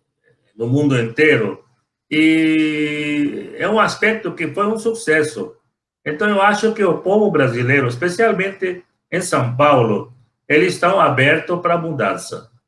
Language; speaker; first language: Portuguese; non-native, fluent; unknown